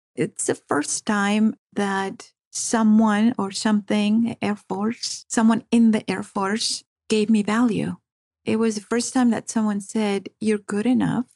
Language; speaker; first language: English; early bilingual, other home language; Spanish